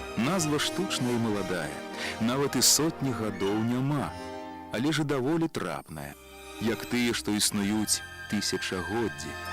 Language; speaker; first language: Belarusian; native; Belarusian